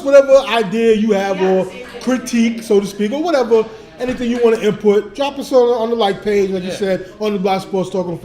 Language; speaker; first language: English; native; English